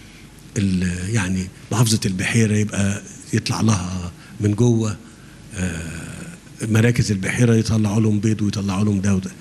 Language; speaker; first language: Arabic; native; Arabic